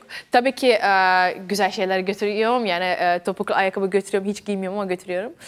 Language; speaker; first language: Turkish; early bilingual, heritage; Dutch